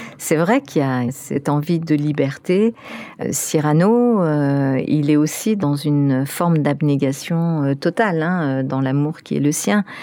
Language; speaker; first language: French; early bilingual, other home language; Spanish